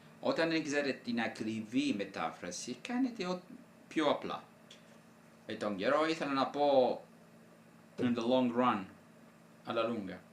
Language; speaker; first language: Greek; non-native, fluent; Italian